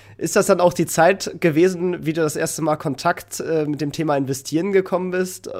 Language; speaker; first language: German; native; German